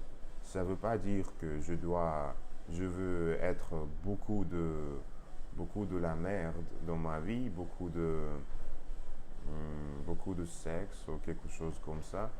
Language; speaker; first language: French; non-native, learner; Russian